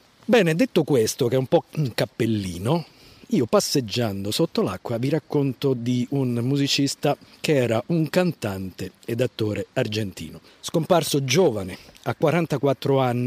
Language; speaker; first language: Italian; native; Italian